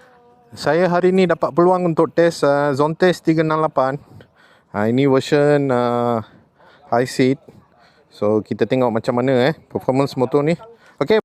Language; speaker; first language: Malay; non-native, local second language; Tamil